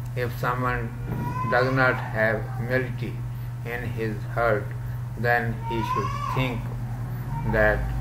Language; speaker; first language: English; non-native, local second language; Urdu